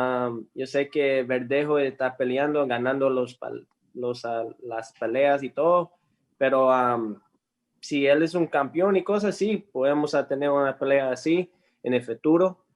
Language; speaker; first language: Spanish; early bilingual, heritage; English